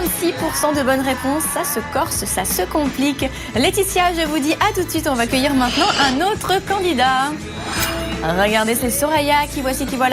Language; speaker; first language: French; native; French